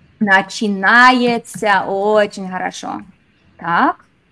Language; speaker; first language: Russian; non-native, fluent; English